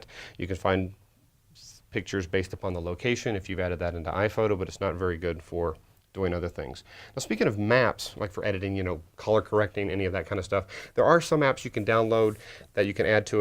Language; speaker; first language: English; native; English